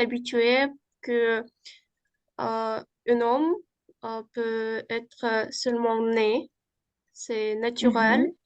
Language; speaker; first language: French; non-native, fluent; Uzbek